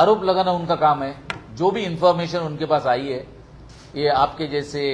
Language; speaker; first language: Hindi; non-native, local second language; Marathi